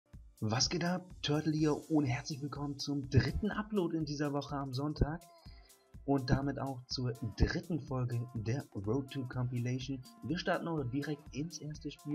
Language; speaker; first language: German; native; German